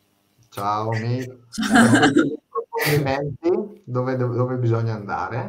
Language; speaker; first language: Italian; native; Italian